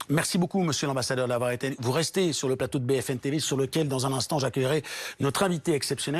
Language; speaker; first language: French; native; French